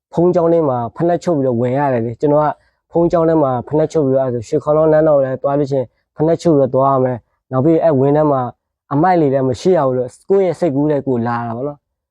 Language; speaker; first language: Burmese; native; Burmese